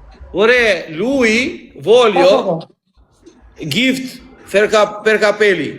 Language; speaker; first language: Italian; non-native, learner; Albanian